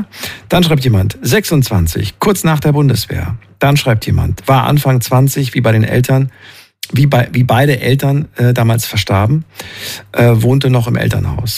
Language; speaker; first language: German; native; German